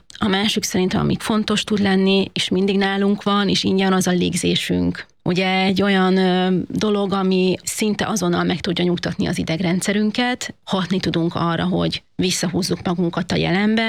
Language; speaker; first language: Hungarian; native; Hungarian